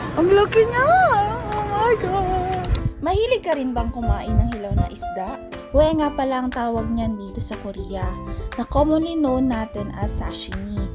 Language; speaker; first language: Filipino; native; Filipino